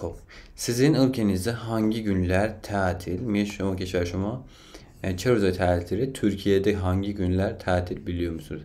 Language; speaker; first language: Turkish; non-native, fluent; Persian